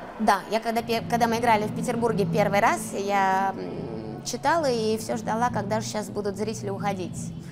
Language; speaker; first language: Russian; native; Russian